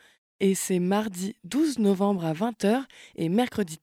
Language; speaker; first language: French; native; French